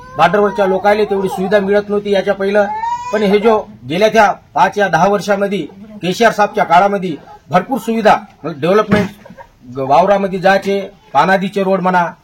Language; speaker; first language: Marathi; non-native, local second language; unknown